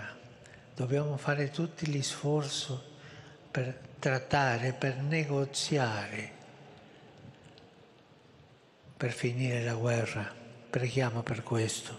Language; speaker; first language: Italian; early bilingual, heritage; Spanish